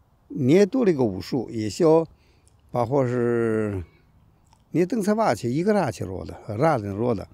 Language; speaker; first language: Russian; non-native, learner; Chinese